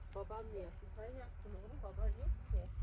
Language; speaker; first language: Turkish; native; Turkish